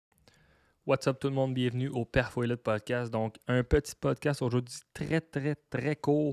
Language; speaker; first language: French; native; French